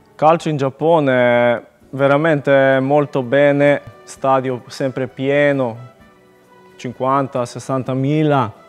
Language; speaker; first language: Italian; non-native, learner; Macedonian